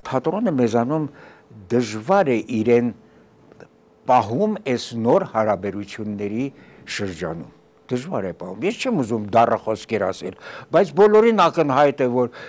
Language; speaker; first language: Armenian; early bilingual, heritage; Armenian